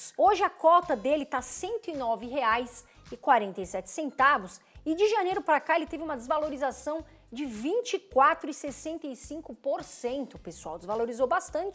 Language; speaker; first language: Portuguese; native; Portuguese